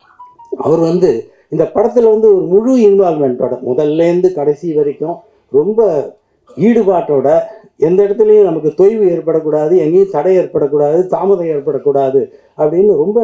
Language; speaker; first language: Tamil; native; Tamil